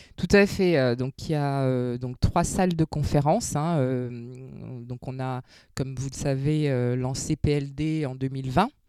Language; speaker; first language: French; native; French